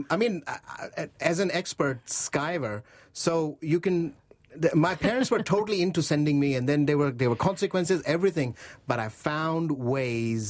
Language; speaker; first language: English; non-native, local second language; Urdu